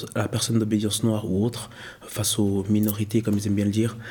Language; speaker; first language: French; early bilingual, other home language; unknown